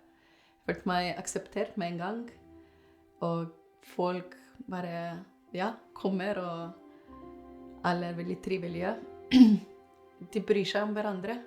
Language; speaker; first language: Norwegian; non-native, fluent; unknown